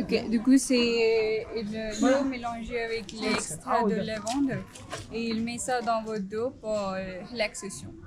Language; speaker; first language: French; non-native, fluent; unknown